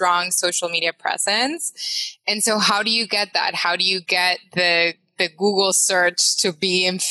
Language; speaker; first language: English; non-native, fluent; Spanish